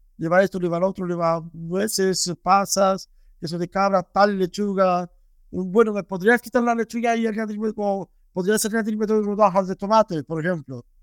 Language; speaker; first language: Spanish; non-native, fluent; Romanian